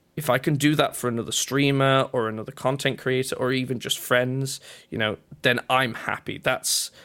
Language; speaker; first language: English; native; English